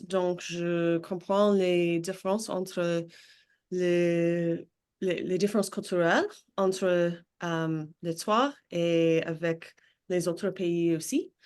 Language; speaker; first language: French; non-native, learner; English